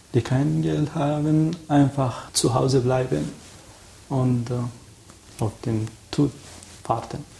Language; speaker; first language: German; non-native, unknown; Arabic